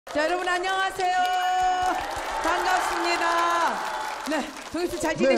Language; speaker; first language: Korean; native; Korean